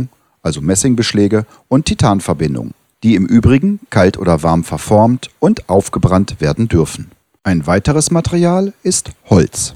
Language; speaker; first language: German; native; German